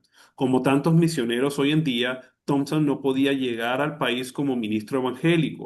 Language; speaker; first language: Spanish; native; Spanish